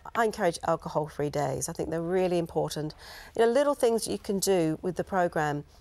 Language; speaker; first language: English; native; English